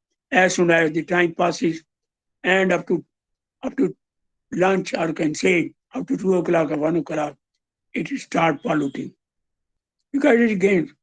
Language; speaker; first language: English; non-native, local second language; Hindi